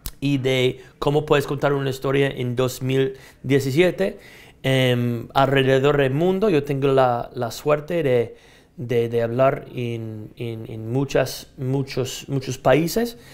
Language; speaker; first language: Spanish; non-native, fluent; English